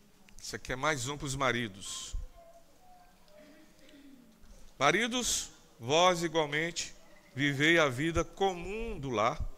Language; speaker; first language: Portuguese; native; Portuguese